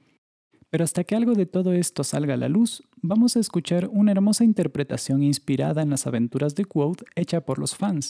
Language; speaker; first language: Spanish; native; Spanish